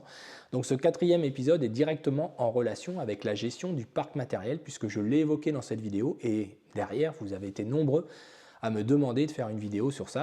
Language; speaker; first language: French; native; French